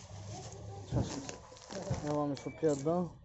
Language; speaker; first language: Russian; non-native, fluent; Tajik